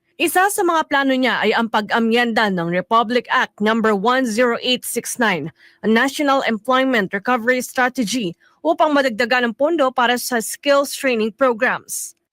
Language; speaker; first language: Filipino; native; Filipino